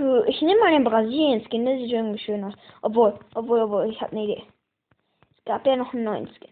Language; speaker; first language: German; native; German